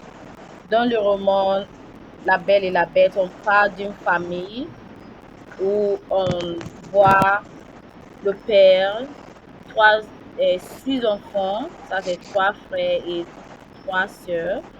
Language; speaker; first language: French; non-native, learner; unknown